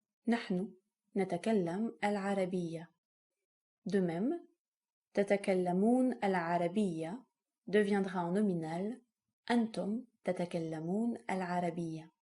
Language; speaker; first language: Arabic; non-native, fluent; French